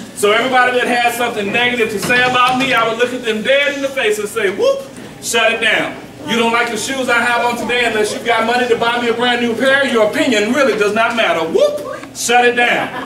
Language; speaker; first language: English; native; English